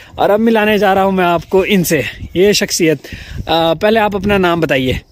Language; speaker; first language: Hindi; native; Hindi